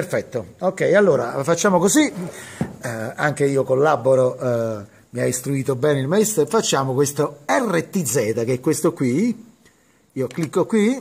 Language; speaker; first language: Italian; native; Italian